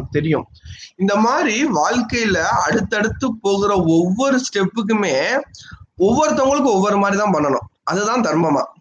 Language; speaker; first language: Tamil; non-native, local second language; Telugu